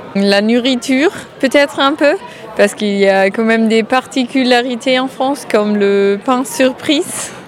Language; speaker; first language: French; non-native, fluent; German